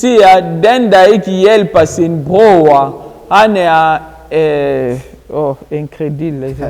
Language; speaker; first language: Swedish; non-native, fluent; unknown